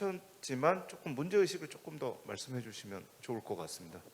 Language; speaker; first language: Korean; native; Korean